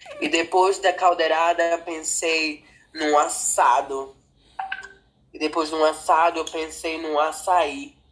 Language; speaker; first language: Portuguese; non-native, local second language; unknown